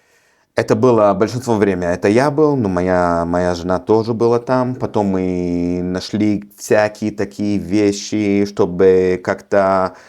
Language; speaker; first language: Russian; early bilingual, heritage; Russian